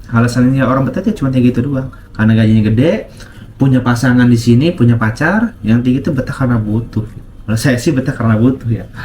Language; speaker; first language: Indonesian; non-native, local second language; Sundanese